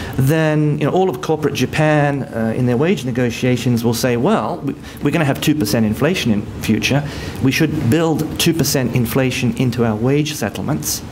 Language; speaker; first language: English; native; English